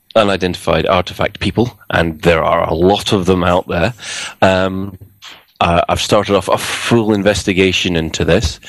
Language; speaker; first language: English; native; English